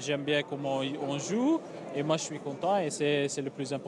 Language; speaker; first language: French; non-native, local second language; Dutch